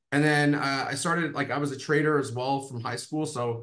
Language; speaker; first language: English; native; English